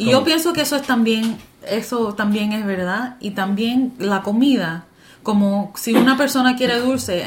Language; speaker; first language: Spanish; early bilingual, heritage; Spanish